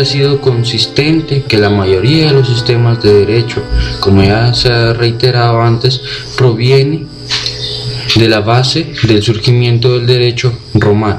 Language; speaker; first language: Spanish; native; Spanish